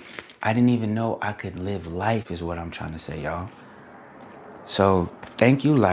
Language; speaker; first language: English; native; English